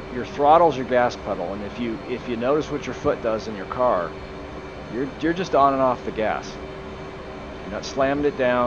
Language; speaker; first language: English; native; English